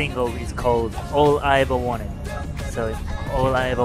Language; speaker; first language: English; non-native, fluent; Japanese